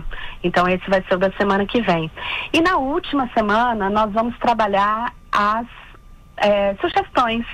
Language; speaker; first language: Portuguese; native; Portuguese